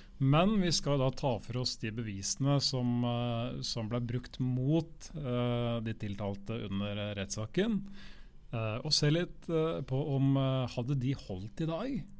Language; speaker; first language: Norwegian; native; Norwegian